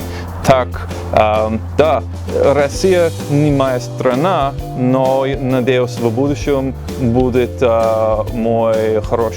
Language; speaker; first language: Russian; non-native, learner; English